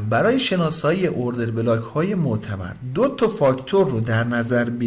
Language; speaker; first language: Persian; native; Persian